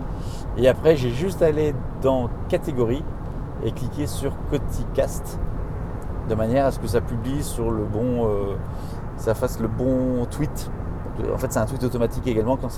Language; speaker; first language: French; native; French